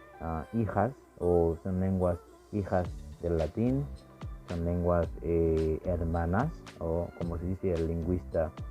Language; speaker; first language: Spanish; non-native, fluent; Haitian Creole